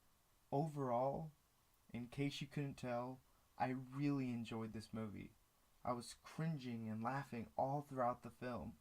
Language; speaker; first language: English; native; English